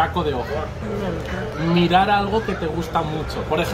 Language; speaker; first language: Spanish; native; Spanish